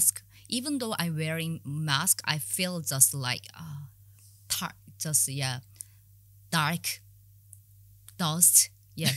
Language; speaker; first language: English; non-native, learner; Korean